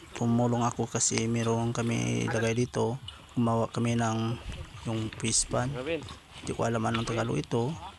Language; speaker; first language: Filipino; non-native, local second language; Cebuano